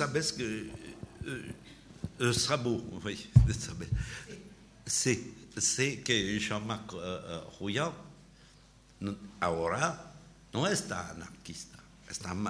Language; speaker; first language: Spanish; non-native, learner; French